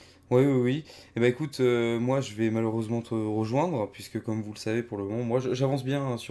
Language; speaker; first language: French; native; French